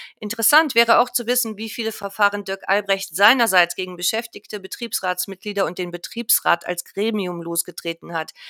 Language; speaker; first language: German; native; German